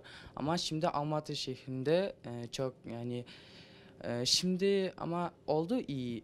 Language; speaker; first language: Turkish; non-native, learner; Kazakh